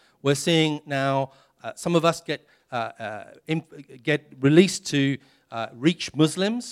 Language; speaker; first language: English; native; English